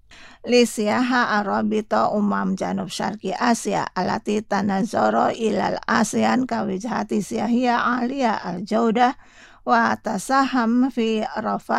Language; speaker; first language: Arabic; non-native, fluent; Indonesian